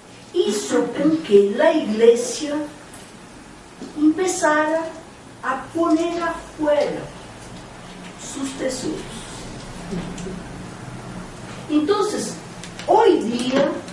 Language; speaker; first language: Spanish; non-native, fluent; Portuguese